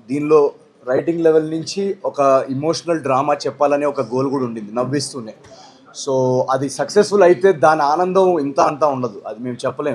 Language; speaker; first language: Telugu; native; Telugu